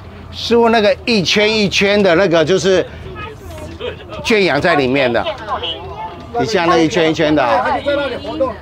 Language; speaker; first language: Chinese; native; Chinese